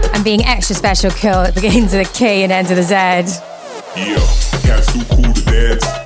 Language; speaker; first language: English; native; English